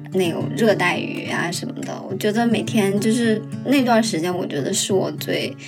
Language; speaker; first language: Chinese; native; Chinese